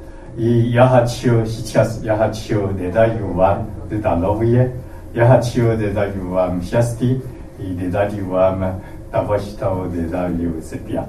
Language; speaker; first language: Russian; non-native, learner; Chinese